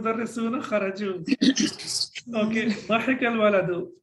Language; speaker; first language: Arabic; non-native, fluent; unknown